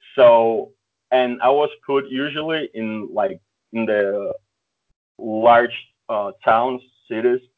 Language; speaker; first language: English; early bilingual, other home language; Russian